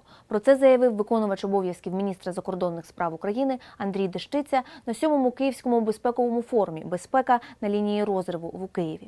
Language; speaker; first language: Ukrainian; native; Ukrainian